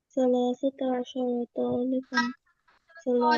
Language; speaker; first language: Arabic; non-native, learner; Bangla